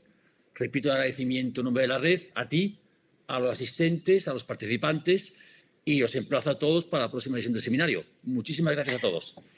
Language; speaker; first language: Spanish; native; Spanish